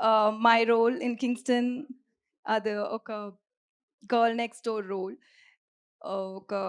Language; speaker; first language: Telugu; non-native, learner; Tamil